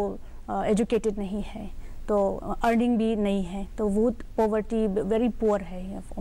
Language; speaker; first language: Hindi; non-native, local second language; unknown